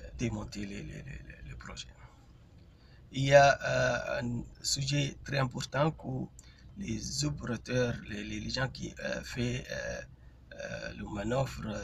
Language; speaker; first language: French; non-native, fluent; Arabic